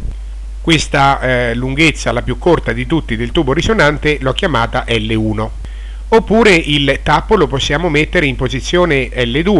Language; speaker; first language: Italian; native; Italian